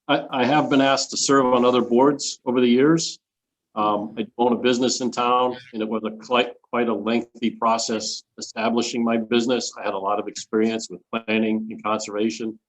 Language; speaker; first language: English; native; English